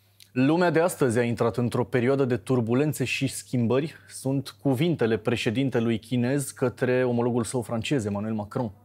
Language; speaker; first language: Romanian; native; Romanian